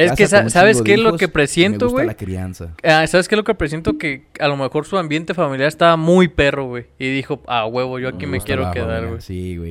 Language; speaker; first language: Spanish; native; Spanish